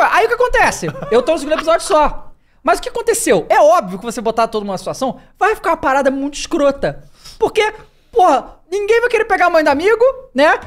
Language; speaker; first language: Portuguese; native; Portuguese